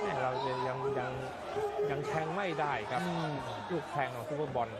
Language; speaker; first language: Thai; native; Thai